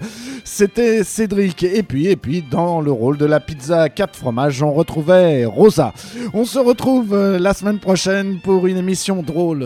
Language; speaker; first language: French; native; French